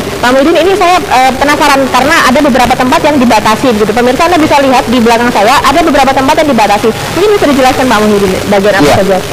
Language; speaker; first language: Indonesian; native; Indonesian